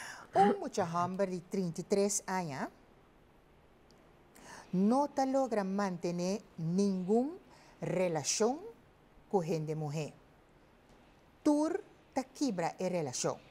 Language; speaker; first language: Spanish; non-native, fluent; Papiamento